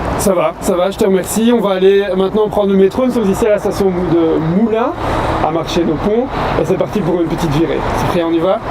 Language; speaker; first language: French; native; French